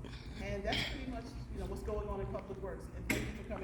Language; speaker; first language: English; native; English